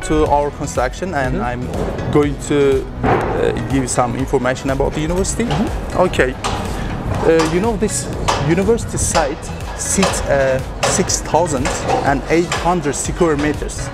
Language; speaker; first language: English; non-native, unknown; Turkish